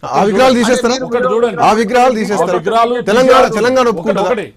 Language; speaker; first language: Telugu; native; Telugu